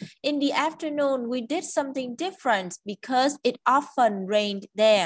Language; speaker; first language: English; non-native, fluent; Vietnamese